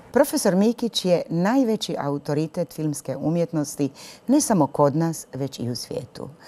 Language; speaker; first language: Croatian; native; Croatian